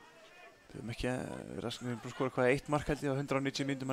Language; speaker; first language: Icelandic; native; Icelandic